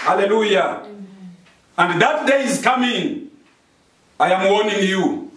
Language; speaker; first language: English; non-native, local second language; Swahili